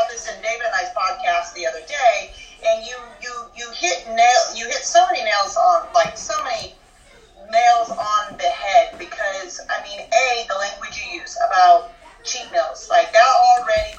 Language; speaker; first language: English; native; English